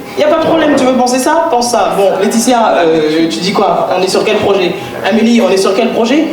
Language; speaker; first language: French; native; French